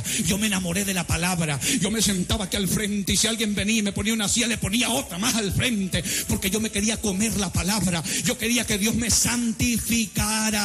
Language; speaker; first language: Spanish; native; Spanish